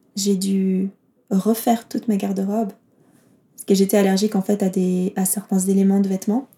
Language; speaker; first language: French; native; French